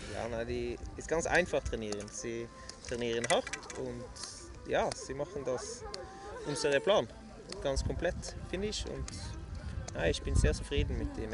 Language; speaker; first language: German; non-native, learner; Norwegian